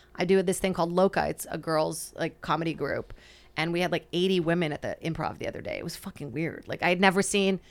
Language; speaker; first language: English; non-native, fluent; Portuguese